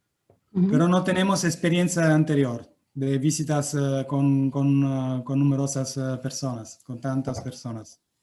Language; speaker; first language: Spanish; non-native, fluent; Italian